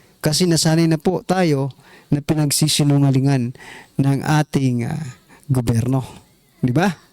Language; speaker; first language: Filipino; non-native, local second language; Waray